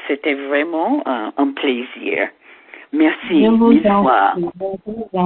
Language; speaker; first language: French; non-native, fluent; English